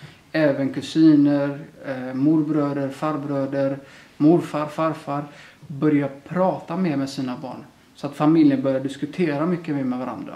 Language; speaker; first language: Swedish; early bilingual, other home language; Somali